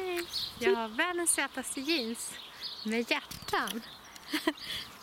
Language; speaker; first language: Swedish; non-native, learner; German